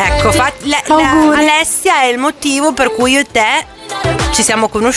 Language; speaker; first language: Italian; native; Italian